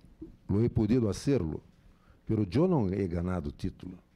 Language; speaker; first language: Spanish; non-native, fluent; Portuguese